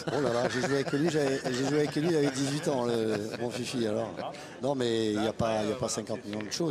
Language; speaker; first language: French; native; French